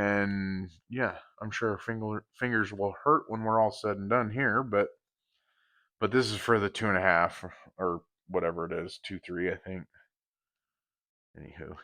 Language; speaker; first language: English; native; English